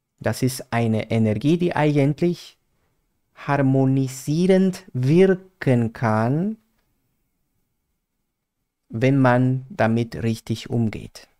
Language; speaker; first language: German; non-native, fluent; Spanish